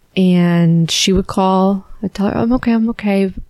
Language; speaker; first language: English; native; English